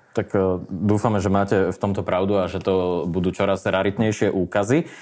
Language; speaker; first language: Slovak; native; Slovak